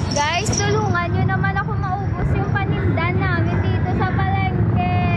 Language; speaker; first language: Filipino; non-native, local second language; Hiligaynon